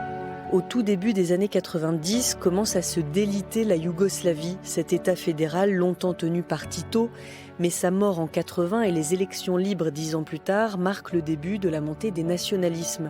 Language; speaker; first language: French; native; French